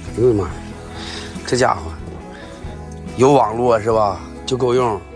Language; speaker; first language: Chinese; native; Chinese